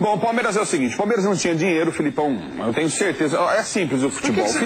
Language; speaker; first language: Portuguese; native; Portuguese